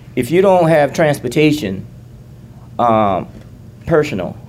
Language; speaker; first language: English; native; English